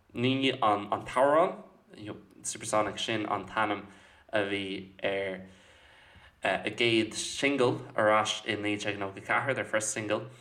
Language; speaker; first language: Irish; non-native, local second language; English